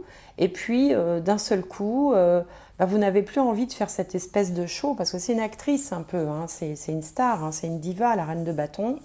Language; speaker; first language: French; native; French